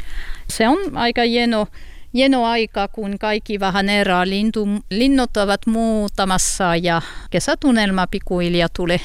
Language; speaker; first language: Finnish; non-native, learner; French